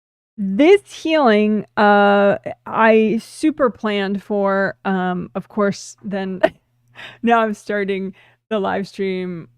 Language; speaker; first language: English; native; English